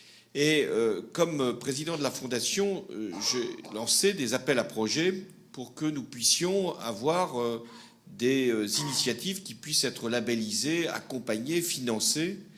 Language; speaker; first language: French; native; French